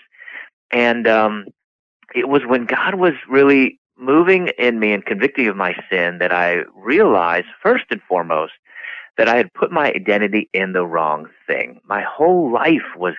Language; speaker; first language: English; native; English